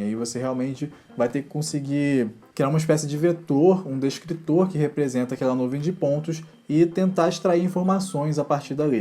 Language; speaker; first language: Portuguese; native; Portuguese